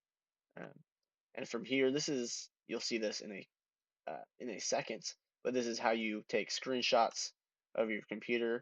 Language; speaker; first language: English; native; English